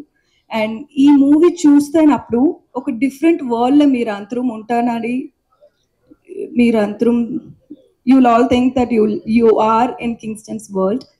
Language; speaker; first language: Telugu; non-native, learner; Tamil